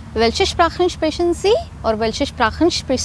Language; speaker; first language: German; non-native, fluent; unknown